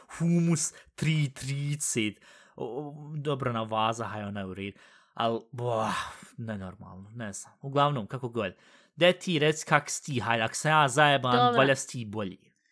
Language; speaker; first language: Bosnian; early bilingual, heritage; Bosnian